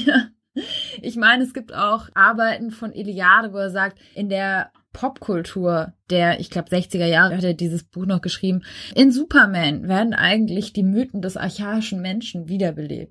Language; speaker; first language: German; native; German